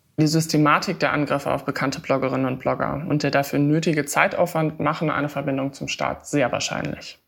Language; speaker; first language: German; native; German